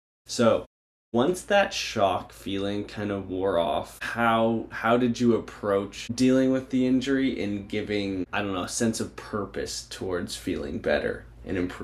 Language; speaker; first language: English; native; English